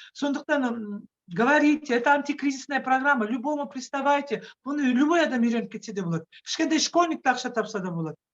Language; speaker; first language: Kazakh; non-native, local second language; Russian